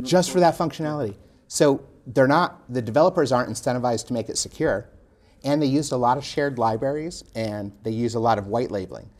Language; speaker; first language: English; native; English